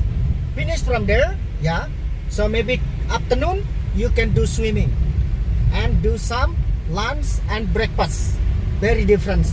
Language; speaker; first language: English; non-native, learner; Indonesian